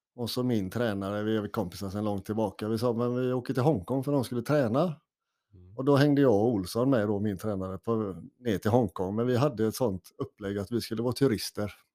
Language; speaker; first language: Swedish; native; Swedish